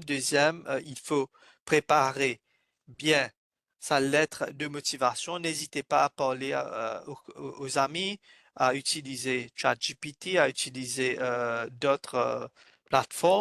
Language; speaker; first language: French; non-native, fluent; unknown